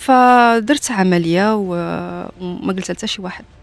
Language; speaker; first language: Arabic; native; Arabic